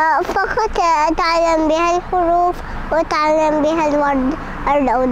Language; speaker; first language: Arabic; early bilingual, heritage; Arabic